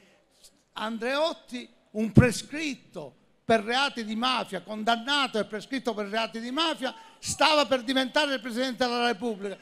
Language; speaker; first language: Italian; native; Italian